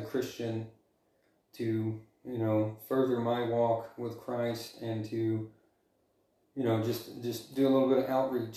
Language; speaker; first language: English; native; English